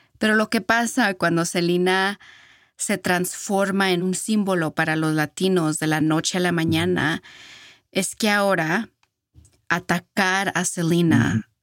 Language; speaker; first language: Spanish; early bilingual, heritage; Spanish